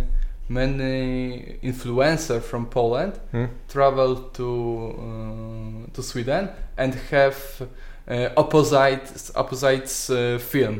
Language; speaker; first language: English; non-native, learner; Polish